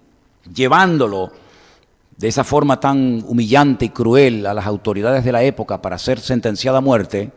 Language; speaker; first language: Spanish; native; Spanish